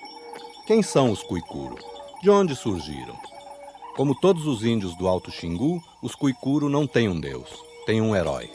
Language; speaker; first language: Portuguese; native; Portuguese